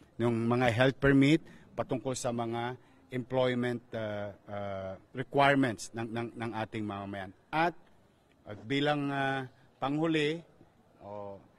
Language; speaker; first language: Filipino; native; Filipino